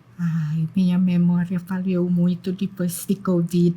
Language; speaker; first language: Portuguese; non-native, fluent; Indonesian